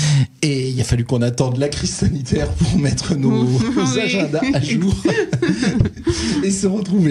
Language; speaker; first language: French; native; French